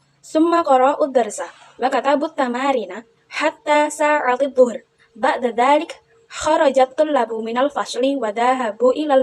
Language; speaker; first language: Arabic; non-native, learner; Indonesian